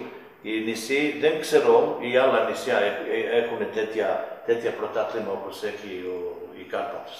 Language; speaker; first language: Greek; non-native, fluent; Serbian